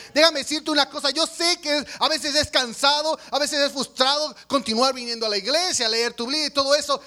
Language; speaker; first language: Spanish; native; Spanish